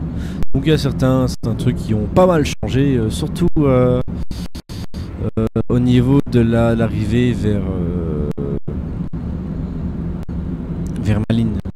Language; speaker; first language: French; native; French